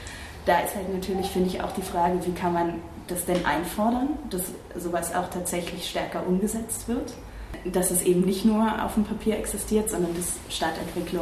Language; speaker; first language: German; native; German